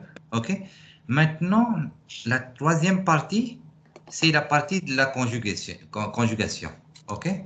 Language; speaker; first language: French; non-native, fluent; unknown